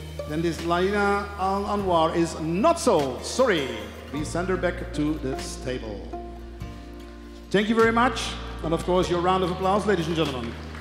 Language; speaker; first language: English; non-native, fluent; Dutch